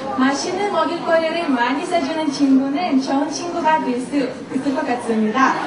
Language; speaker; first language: Korean; non-native, learner; Russian